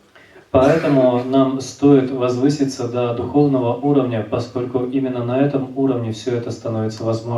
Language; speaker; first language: Russian; native; Russian